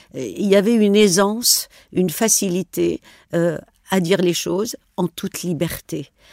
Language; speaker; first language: French; non-native, local second language; Arabic